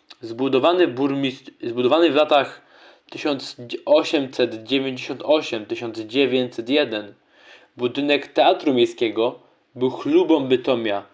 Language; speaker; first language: Polish; native; Polish